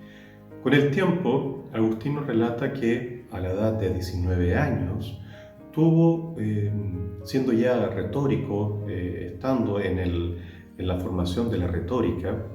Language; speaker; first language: Spanish; native; Spanish